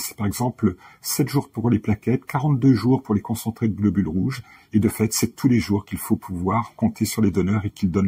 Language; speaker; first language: French; native; French